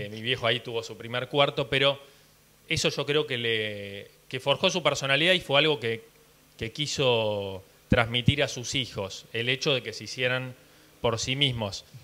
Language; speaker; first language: Spanish; early bilingual, heritage; Spanish